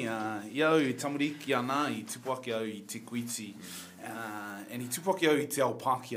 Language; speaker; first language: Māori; non-native, local second language; English